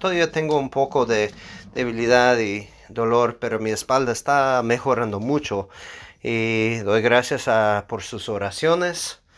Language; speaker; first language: Spanish; non-native, fluent; English